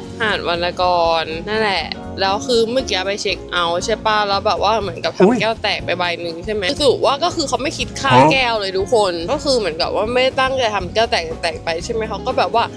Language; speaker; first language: Thai; native; Thai